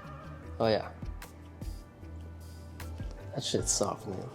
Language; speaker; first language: English; native; English